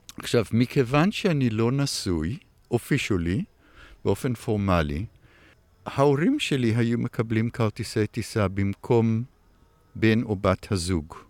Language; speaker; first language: Hebrew; non-native, fluent; English